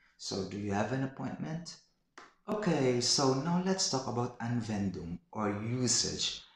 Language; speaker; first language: English; non-native, local second language; Filipino